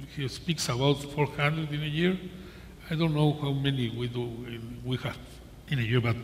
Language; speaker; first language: English; non-native, learner; Spanish